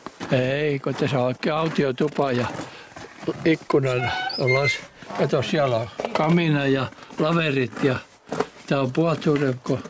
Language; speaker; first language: Finnish; native; Finnish